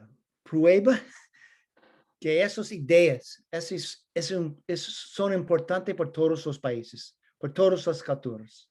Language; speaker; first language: Spanish; non-native, learner; English